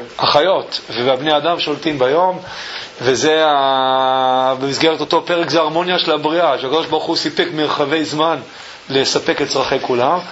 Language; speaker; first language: Hebrew; early bilingual, other home language; English